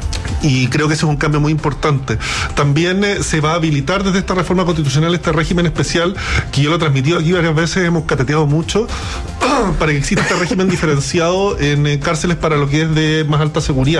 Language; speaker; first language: Spanish; native; Spanish